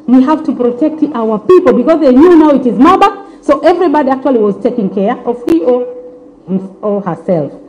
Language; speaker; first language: English; non-native, local second language; Swahili